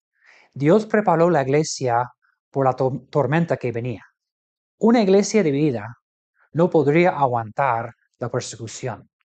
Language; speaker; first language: Spanish; non-native, fluent; English